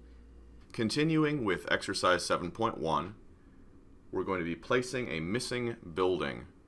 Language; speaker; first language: English; native; English